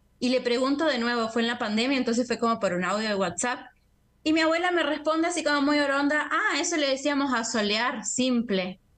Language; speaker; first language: Spanish; native; Spanish